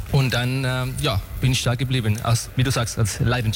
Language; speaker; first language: German; non-native, fluent; Spanish